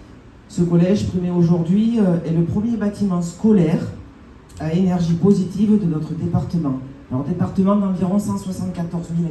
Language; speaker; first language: French; native; French